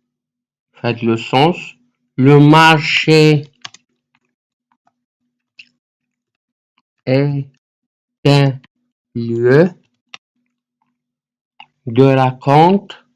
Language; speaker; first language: French; non-native, fluent; Arabic